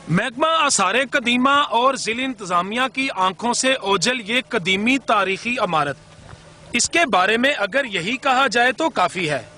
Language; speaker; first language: Urdu; non-native, local second language; Punjabi